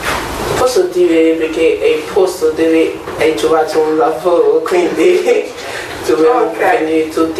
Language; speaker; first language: Italian; non-native, learner; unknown